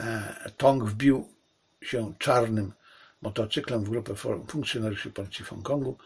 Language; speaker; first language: Polish; native; Polish